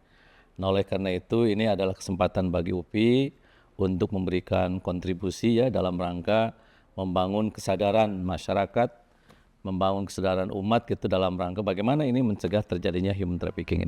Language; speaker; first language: Indonesian; native; Indonesian